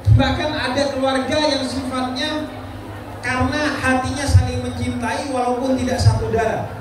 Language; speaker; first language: Indonesian; non-native, local second language; Madurese